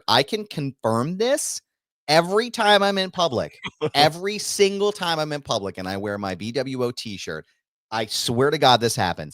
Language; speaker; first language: English; native; English